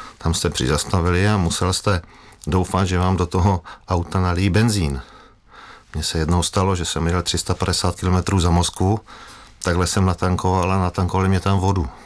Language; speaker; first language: Czech; native; Czech